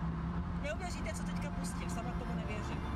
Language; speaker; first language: Czech; native; Czech